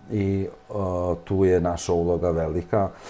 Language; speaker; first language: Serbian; non-native, local second language; Albanian